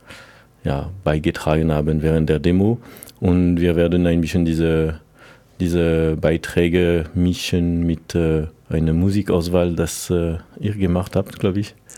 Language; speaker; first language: German; non-native, fluent; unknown